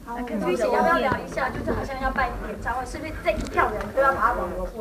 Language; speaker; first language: Chinese; native; Chinese